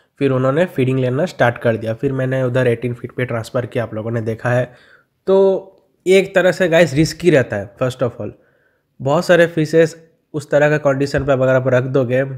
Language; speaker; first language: Hindi; non-native, local second language; Bangla